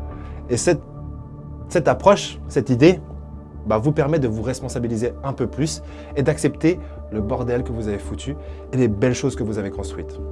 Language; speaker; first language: French; native; French